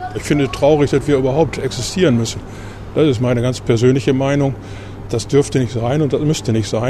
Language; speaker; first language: German; native; German